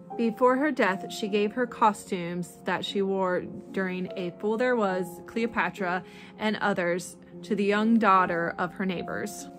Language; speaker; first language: English; native; English